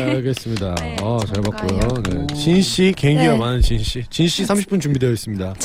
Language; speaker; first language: Korean; native; Korean